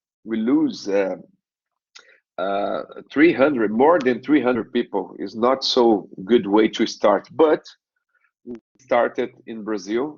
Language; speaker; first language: English; non-native, learner; Portuguese